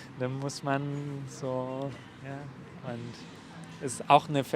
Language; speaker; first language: German; non-native, fluent; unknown